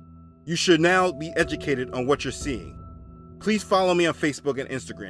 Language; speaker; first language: English; native; English